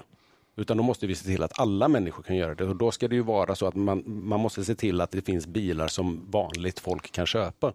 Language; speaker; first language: Swedish; native; Swedish